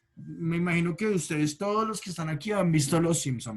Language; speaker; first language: Spanish; native; Spanish